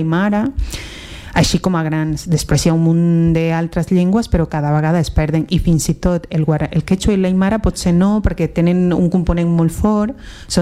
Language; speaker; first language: Catalan; non-native, fluent; Spanish